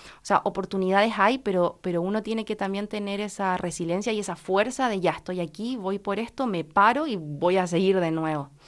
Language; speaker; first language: Spanish; native; Spanish